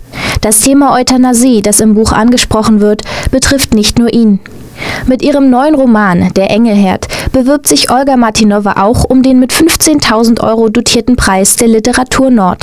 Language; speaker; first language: German; native; German